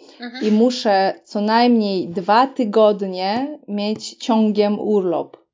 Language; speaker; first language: Polish; native; Polish